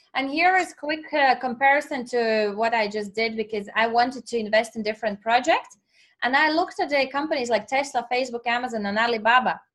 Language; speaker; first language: English; non-native, fluent; Latvian